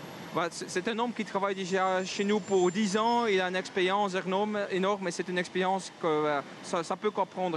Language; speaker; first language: French; non-native, local second language; Dutch